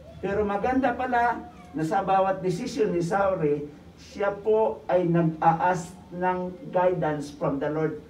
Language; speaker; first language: Filipino; native; Filipino